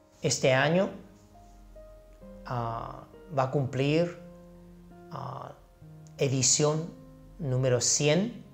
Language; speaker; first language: Spanish; non-native, fluent; Chinese